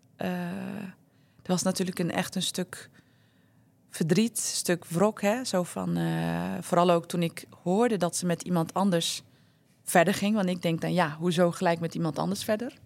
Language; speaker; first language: Dutch; early bilingual, other home language; Turkish